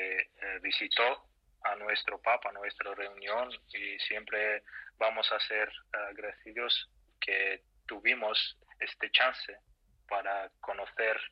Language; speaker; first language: Spanish; non-native, fluent; Russian